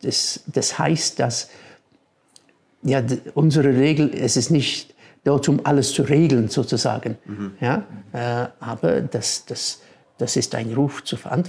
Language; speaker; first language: German; non-native, fluent; English